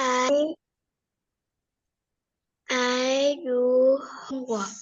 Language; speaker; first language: English; non-native, learner; Vietnamese